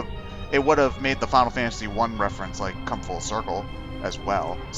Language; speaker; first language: English; native; English